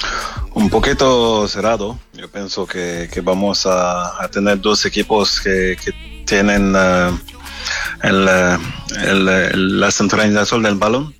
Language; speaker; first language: Spanish; non-native, fluent; French